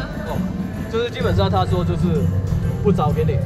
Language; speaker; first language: Chinese; non-native, local second language; Cantonese